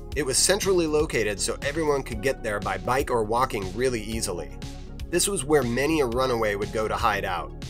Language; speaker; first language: English; native; English